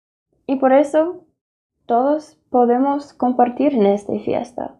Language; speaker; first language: Spanish; non-native, fluent; English